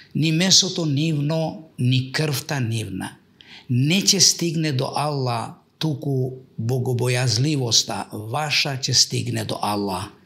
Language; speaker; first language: Macedonian; non-native, local second language; Albanian